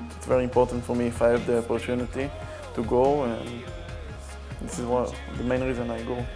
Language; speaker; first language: English; non-native, learner; Hebrew